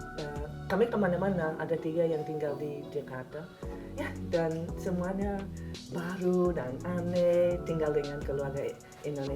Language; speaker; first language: Indonesian; non-native, fluent; English